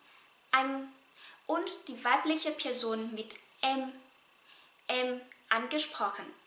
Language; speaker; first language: German; non-native, fluent; Vietnamese